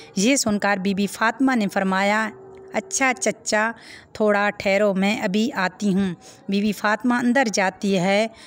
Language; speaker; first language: Hindi; native; Hindi